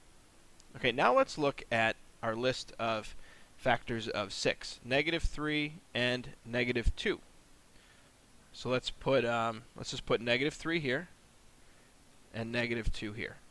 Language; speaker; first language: English; native; English